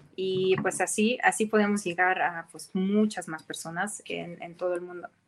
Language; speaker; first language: Spanish; non-native, fluent; Ukrainian